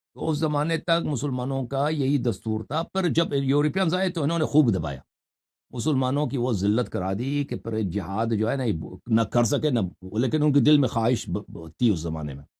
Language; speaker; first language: Urdu; non-native, fluent; Persian